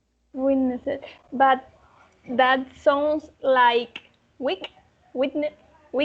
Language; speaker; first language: English; non-native, learner; Spanish